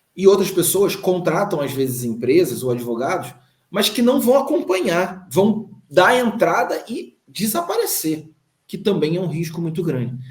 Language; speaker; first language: Portuguese; native; Portuguese